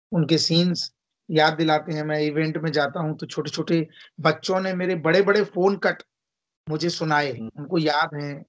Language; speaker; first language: Hindi; native; Hindi